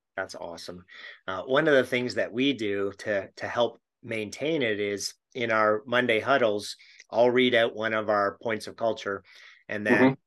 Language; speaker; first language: English; native; English